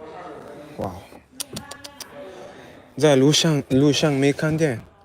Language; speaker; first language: Chinese; non-native, fluent; English